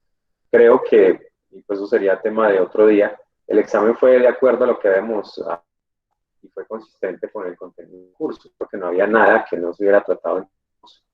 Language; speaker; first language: Spanish; native; Spanish